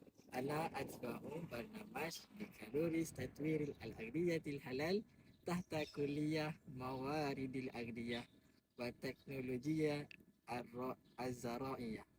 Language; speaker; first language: Arabic; non-native, learner; Malay